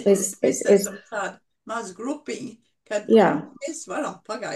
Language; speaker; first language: Latvian; early bilingual, heritage; Latvian